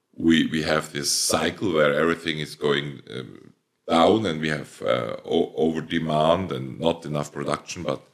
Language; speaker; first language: English; non-native, fluent; German